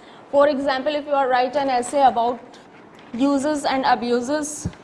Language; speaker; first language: English; non-native, local second language; Urdu